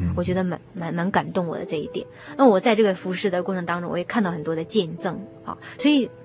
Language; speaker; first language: Chinese; native; Chinese